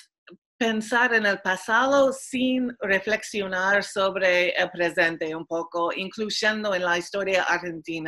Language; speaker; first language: Spanish; non-native, fluent; English